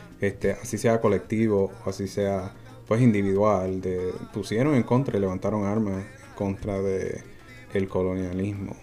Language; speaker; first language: Spanish; native; Spanish